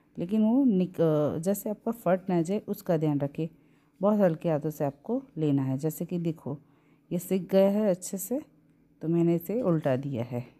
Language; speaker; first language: Hindi; non-native, local second language; Gujarati